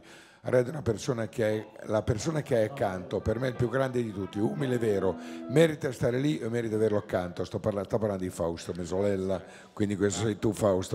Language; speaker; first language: Italian; native; Italian